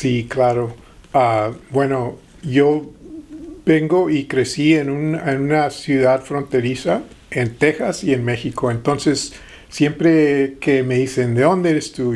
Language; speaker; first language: Spanish; early bilingual, heritage; Spanish